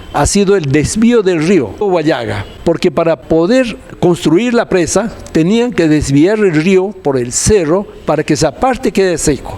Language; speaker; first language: Spanish; native; Spanish